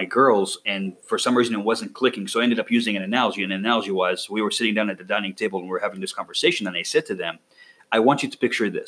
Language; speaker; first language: English; non-native, fluent; Arabic